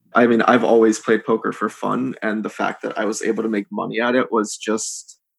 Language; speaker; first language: English; native; English